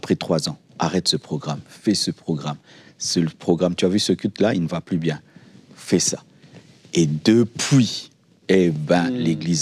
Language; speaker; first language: French; non-native, local second language; Lingala